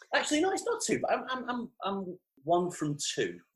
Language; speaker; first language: English; native; English